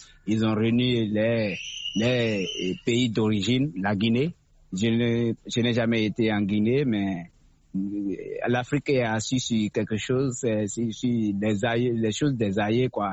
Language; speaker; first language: French; non-native, local second language; Fon